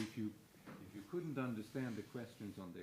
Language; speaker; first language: English; non-native, fluent; Swedish